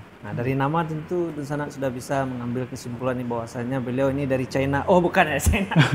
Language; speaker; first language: Indonesian; native; Indonesian